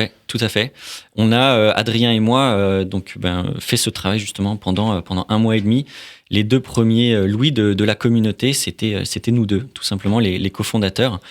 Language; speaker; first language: French; native; French